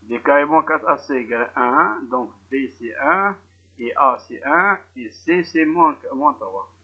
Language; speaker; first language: French; non-native, local second language; Arabic